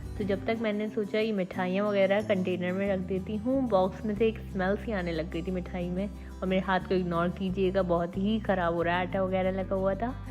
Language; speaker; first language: Urdu; native; Urdu